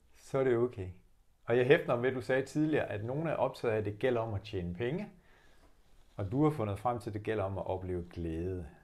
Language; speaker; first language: Danish; native; Danish